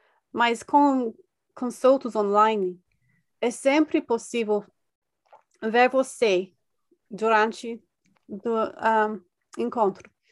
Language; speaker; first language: Portuguese; non-native, fluent; English